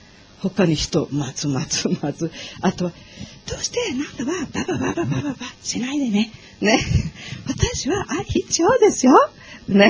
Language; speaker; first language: Japanese; non-native, learner; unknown